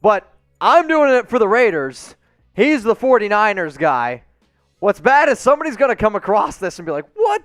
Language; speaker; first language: English; native; English